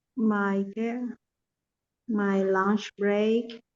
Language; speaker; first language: English; non-native, learner; Spanish